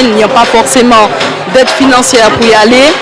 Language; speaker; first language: French; native; French